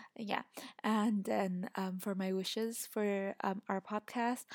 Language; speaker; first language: English; non-native, fluent; Indonesian